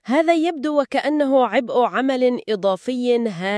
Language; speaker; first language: Arabic; native; Arabic